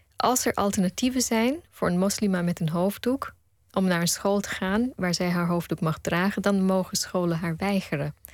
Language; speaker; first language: Dutch; early bilingual, other home language; Punjabi